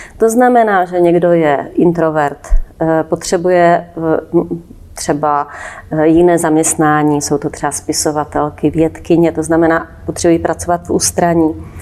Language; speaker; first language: Czech; native; Czech